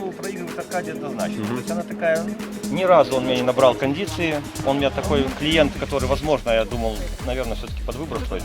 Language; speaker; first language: Russian; native; Russian